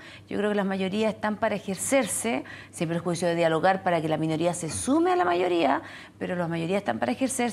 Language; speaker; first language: Spanish; native; Spanish